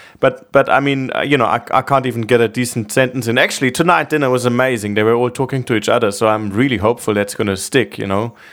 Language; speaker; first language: English; non-native, fluent; German